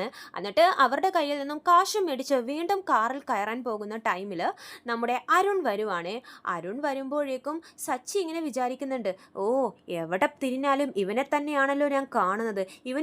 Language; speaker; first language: Malayalam; native; Malayalam